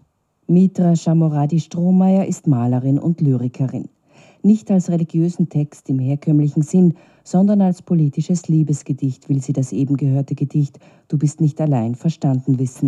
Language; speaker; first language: German; native; German